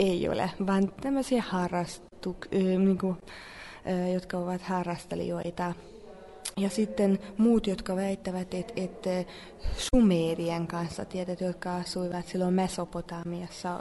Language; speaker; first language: Finnish; non-native, fluent; Hungarian